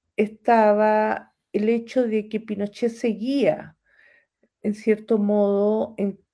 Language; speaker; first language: Spanish; native; Spanish